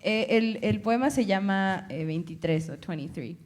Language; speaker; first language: Spanish; early bilingual, other home language; English